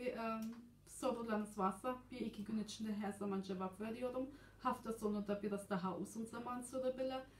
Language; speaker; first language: Turkish; early bilingual, heritage; German